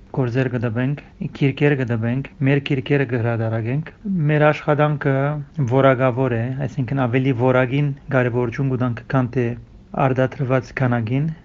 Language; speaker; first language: Armenian; early bilingual, heritage; Armenian